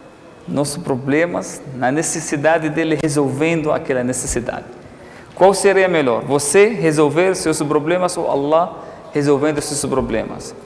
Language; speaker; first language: Portuguese; non-native, fluent; Arabic